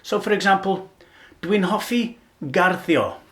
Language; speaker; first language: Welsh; non-native, learner; English